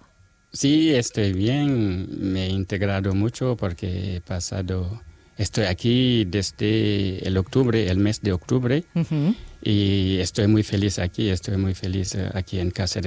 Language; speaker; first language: Spanish; non-native, fluent; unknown